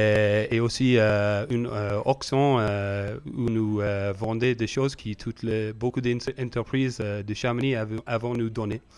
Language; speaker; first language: French; non-native, learner; English